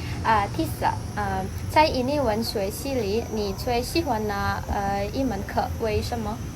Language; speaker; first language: Chinese; non-native, learner; Indonesian